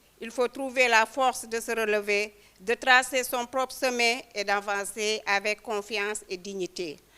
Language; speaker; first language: French; non-native, local second language; Wolof